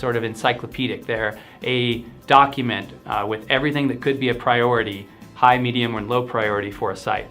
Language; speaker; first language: English; native; English